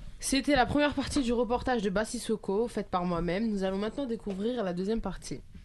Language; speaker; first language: French; early bilingual, other home language; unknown